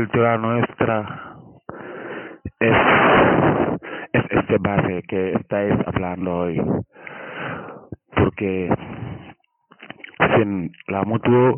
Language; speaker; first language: Spanish; non-native, fluent; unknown